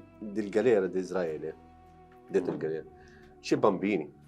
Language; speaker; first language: Italian; non-native, learner; Arabic